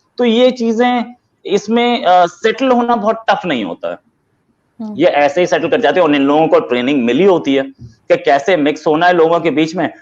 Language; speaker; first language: Hindi; native; Hindi